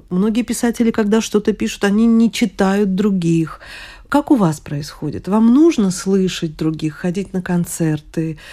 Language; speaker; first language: Russian; native; Russian